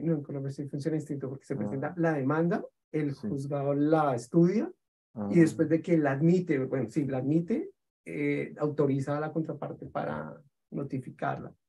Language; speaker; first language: Spanish; native; Spanish